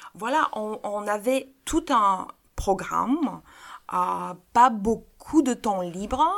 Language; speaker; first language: French; non-native, fluent; Bulgarian